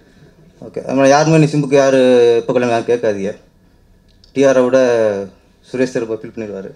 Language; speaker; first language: Tamil; native; Tamil